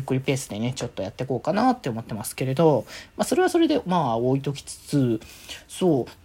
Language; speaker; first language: Japanese; native; Japanese